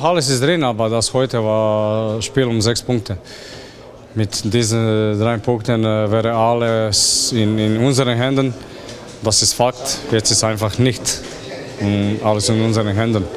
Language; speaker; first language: German; non-native, learner; Croatian